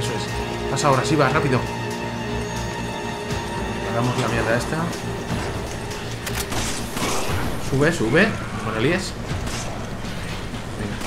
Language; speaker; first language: Spanish; native; Spanish